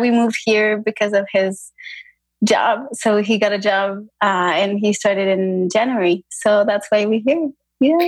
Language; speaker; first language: English; non-native, fluent; French